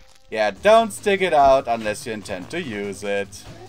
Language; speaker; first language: English; non-native, fluent; German